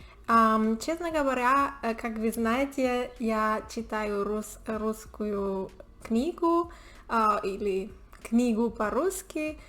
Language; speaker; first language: Russian; non-native, learner; Spanish